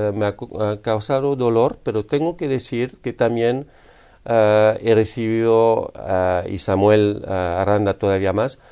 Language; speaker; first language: Spanish; non-native, fluent; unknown